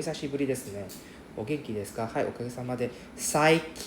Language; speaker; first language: Japanese; non-native, fluent; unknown